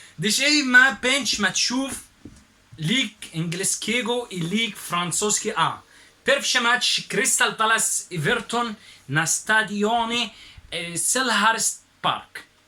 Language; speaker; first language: Polish; non-native, learner; Arabic